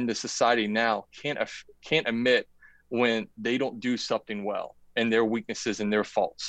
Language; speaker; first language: English; native; English